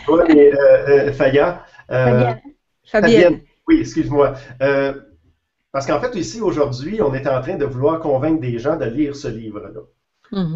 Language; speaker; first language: French; native; French